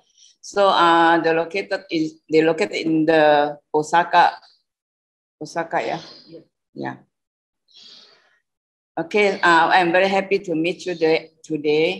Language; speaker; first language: English; non-native, fluent; Indonesian